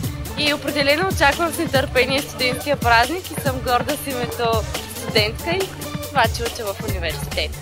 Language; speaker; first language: Bulgarian; native; Bulgarian